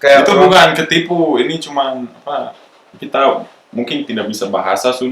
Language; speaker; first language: Indonesian; non-native, local second language; English